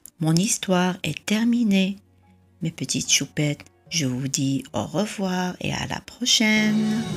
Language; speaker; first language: French; native; French